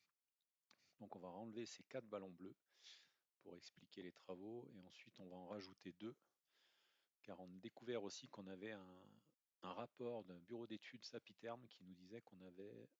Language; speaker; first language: French; native; French